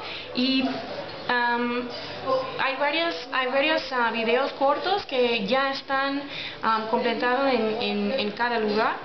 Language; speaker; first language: Spanish; non-native, learner; English